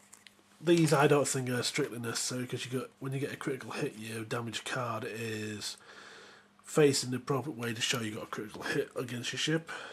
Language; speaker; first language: English; native; English